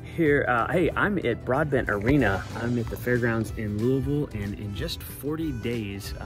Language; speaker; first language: English; native; English